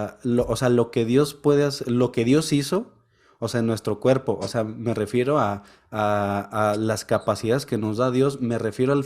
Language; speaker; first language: Spanish; native; Spanish